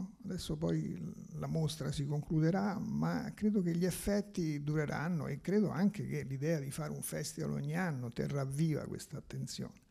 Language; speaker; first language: Italian; native; Italian